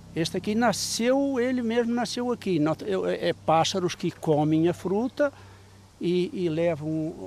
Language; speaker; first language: Portuguese; native; Portuguese